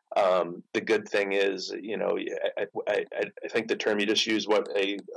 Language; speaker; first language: English; native; English